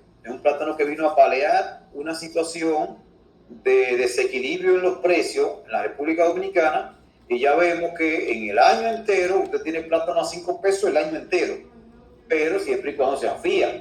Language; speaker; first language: Spanish; native; Spanish